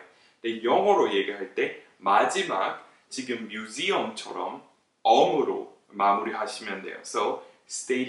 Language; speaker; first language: Korean; non-native, fluent; English